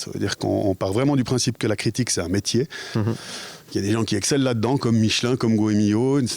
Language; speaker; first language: French; native; French